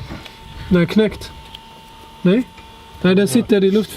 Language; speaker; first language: Swedish; native; Swedish